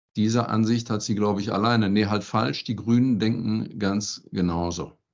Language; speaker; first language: German; native; German